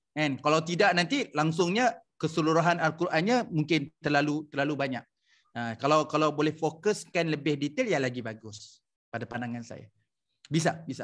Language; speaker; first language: Malay; native; Malay